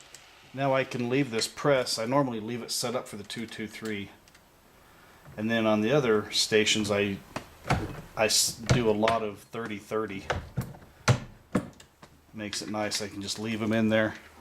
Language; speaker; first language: English; native; English